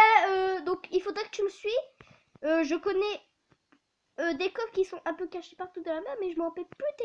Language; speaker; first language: French; native; French